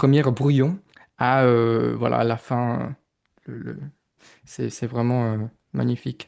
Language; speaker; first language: French; non-native, fluent; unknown